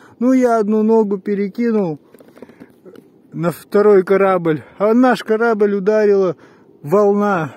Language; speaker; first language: Russian; native; Russian